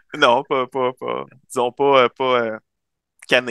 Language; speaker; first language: French; native; French